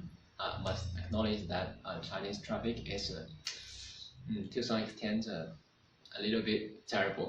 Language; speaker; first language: English; non-native, learner; Chinese